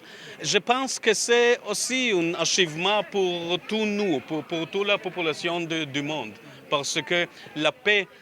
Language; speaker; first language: French; non-native, learner; Hebrew